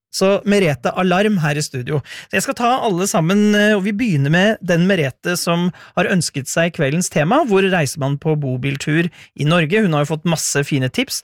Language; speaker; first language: Norwegian; native; Norwegian